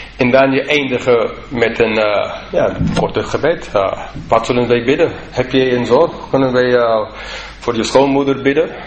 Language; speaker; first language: Dutch; non-native, fluent; English